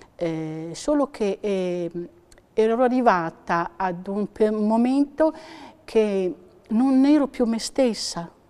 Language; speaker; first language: Italian; native; Italian